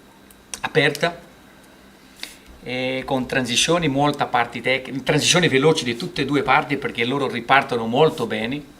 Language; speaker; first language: Italian; non-native, fluent; Portuguese